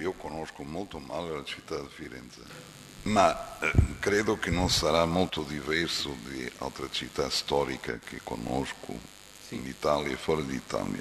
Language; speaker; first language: Italian; non-native, fluent; Portuguese